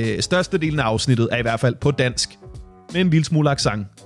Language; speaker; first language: Danish; native; Danish